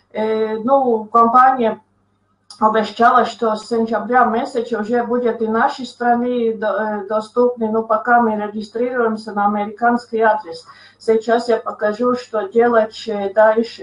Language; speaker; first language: Russian; non-native, local second language; Latvian